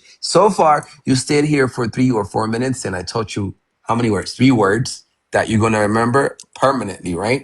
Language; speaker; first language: English; non-native, fluent; Amharic